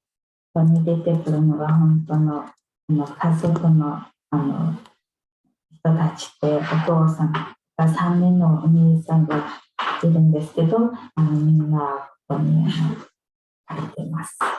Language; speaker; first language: Japanese; non-native, fluent; Mongolian